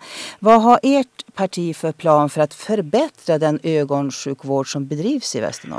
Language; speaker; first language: Swedish; native; Swedish